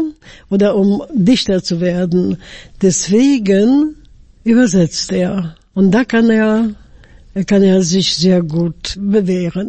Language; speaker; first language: German; non-native, fluent; Polish